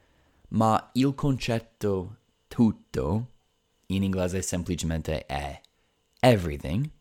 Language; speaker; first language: Italian; non-native, fluent; English